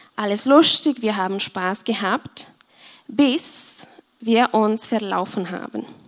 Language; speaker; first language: German; non-native, fluent; Czech